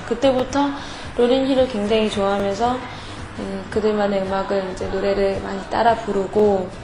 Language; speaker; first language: Korean; native; Korean